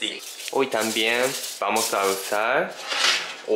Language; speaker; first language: Spanish; non-native, learner; Japanese